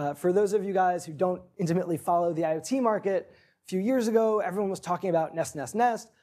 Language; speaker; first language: English; native; English